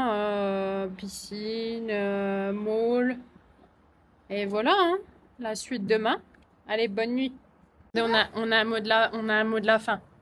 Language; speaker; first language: French; native; French